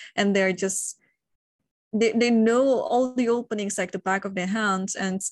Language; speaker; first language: English; non-native, fluent; Indonesian